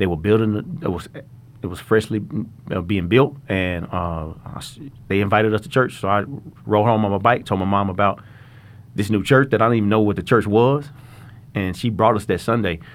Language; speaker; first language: English; native; English